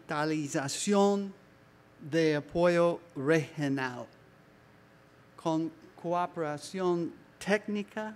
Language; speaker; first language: Spanish; non-native, learner; English